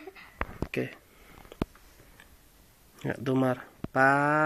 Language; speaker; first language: Dutch; non-native, learner; Filipino